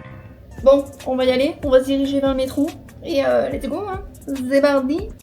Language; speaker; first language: French; native; French